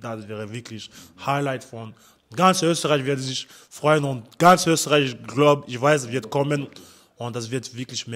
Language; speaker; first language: German; non-native, learner; French